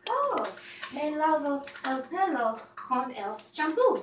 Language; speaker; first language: Spanish; non-native, learner; English